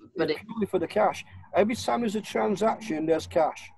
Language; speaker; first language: English; native; English